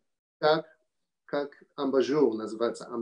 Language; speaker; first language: Russian; early bilingual, heritage; Russian